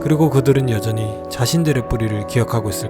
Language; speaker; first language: Korean; native; Korean